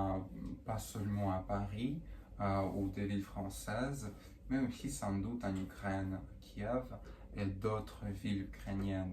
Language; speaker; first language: French; non-native, learner; Russian